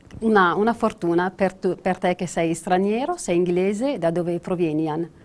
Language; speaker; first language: Italian; native; Italian